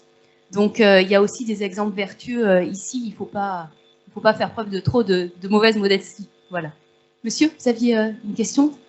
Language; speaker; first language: French; native; French